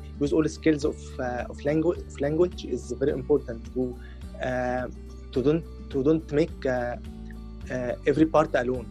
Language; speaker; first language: English; non-native, learner; Arabic